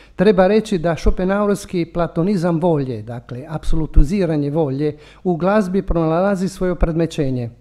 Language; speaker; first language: Croatian; non-native, local second language; Italian